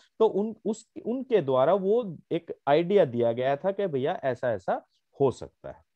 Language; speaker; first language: Hindi; native; Hindi